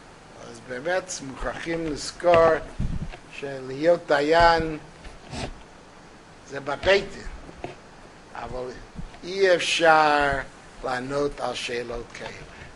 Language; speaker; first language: Hebrew; non-native, fluent; English